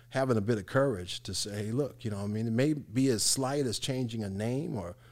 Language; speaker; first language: English; native; English